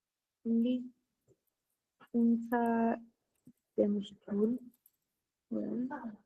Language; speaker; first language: German; non-native, learner; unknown